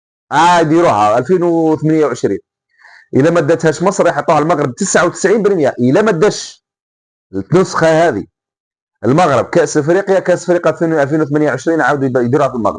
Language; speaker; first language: Arabic; native; Arabic